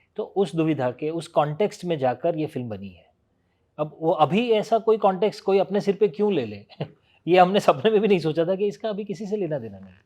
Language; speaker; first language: Hindi; non-native, local second language; Gujarati